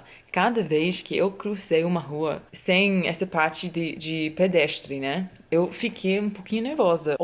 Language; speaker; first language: Portuguese; non-native, fluent; English